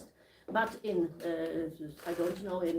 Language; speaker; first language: English; non-native, learner; Czech